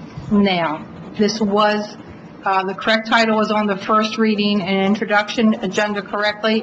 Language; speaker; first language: English; native; English